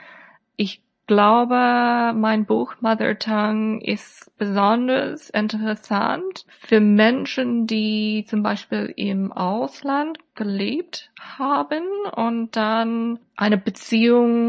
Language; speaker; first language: German; non-native, fluent; English